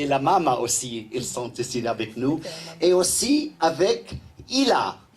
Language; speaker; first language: French; non-native, learner; English